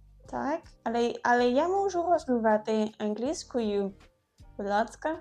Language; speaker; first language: Ukrainian; non-native, learner; English